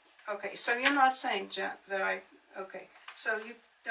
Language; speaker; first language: English; native; English